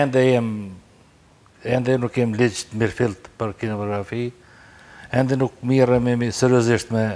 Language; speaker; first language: Albanian; native; Albanian